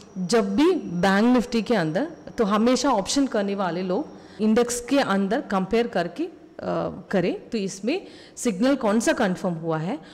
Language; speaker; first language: Hindi; non-native, local second language; Malayalam